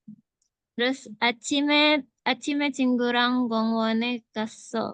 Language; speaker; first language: Korean; non-native, learner; Indonesian